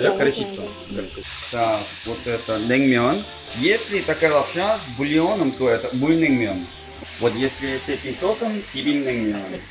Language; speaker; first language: Russian; non-native, fluent; Korean